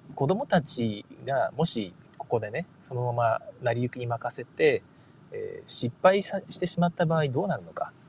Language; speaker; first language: Japanese; native; Japanese